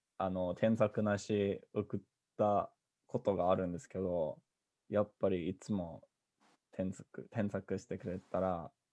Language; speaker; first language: Japanese; non-native, fluent; English